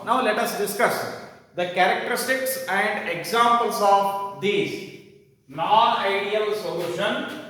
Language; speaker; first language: English; non-native, local second language; Kannada